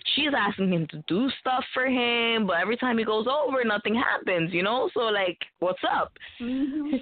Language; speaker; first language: English; early bilingual, other home language; Spanish